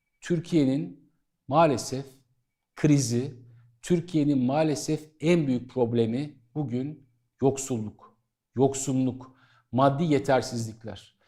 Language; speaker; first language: Turkish; native; Turkish